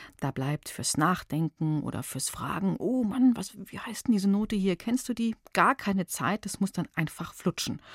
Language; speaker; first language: German; native; German